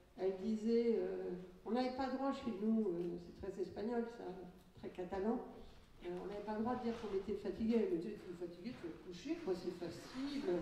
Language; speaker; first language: French; early bilingual, other home language; Catalan